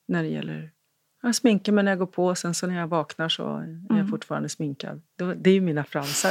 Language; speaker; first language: Swedish; native; Swedish